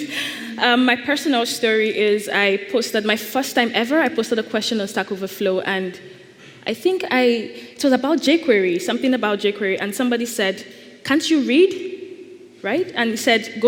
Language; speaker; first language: English; non-native, local second language; Igbo